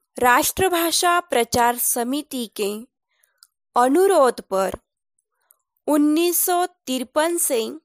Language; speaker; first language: Hindi; non-native, local second language; Marathi